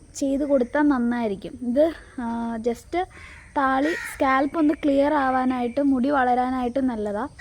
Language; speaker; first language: Malayalam; native; Malayalam